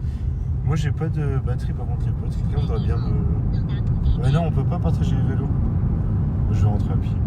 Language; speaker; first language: French; native; French